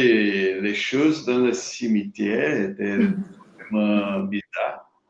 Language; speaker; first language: French; non-native, learner; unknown